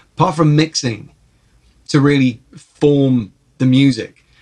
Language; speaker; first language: English; early bilingual, other home language; Czech